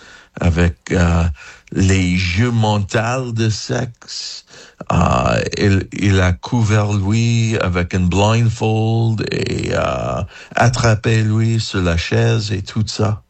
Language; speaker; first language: French; non-native, learner; English